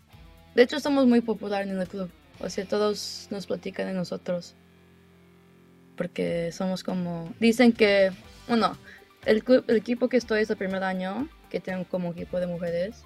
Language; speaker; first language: Spanish; early bilingual, heritage; Spanish